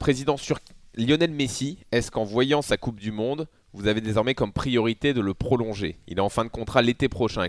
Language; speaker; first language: French; native; French